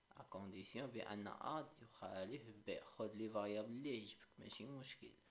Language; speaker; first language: French; non-native, local second language; Arabic